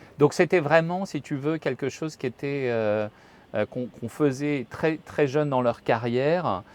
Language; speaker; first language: French; native; French